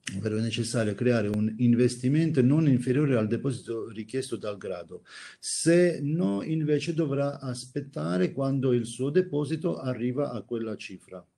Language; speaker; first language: Italian; non-native, fluent; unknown